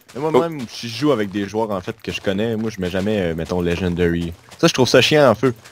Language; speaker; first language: French; native; French